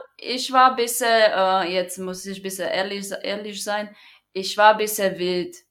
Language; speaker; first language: German; non-native, fluent; Croatian